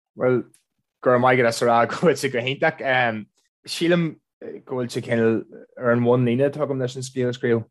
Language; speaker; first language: Irish; non-native, local second language; English